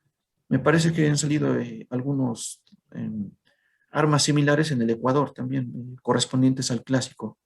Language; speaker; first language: Spanish; native; Spanish